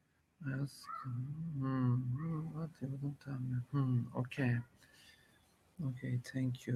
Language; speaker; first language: English; non-native, learner; Turkish